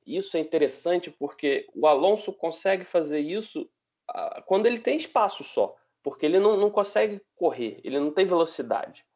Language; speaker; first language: Portuguese; native; Portuguese